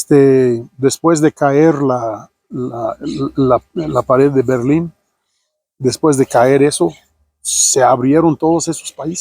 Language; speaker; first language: Spanish; non-native, fluent; English